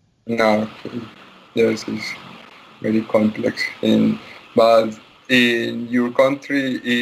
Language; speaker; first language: English; non-native, learner; Spanish